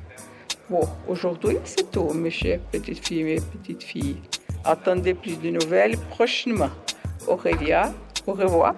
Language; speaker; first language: French; non-native, learner; Portuguese